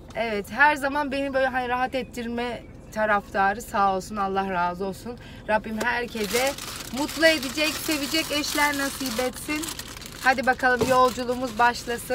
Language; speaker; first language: Turkish; native; Turkish